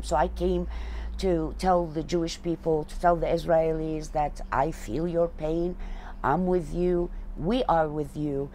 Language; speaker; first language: English; non-native, fluent; Arabic